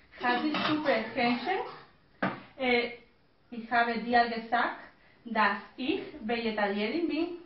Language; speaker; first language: German; non-native, learner; Spanish